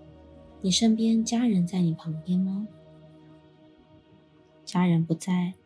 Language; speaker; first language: Chinese; native; Chinese